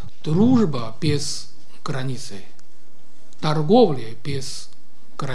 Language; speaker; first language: Russian; non-native, learner; Chinese